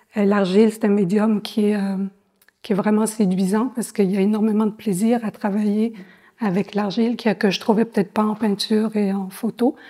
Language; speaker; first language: French; native; French